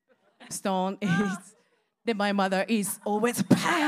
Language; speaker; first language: English; non-native, learner; Japanese